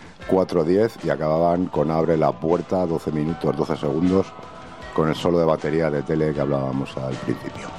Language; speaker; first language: Spanish; native; Spanish